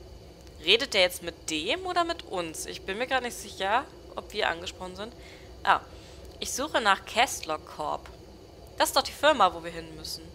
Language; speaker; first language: German; native; German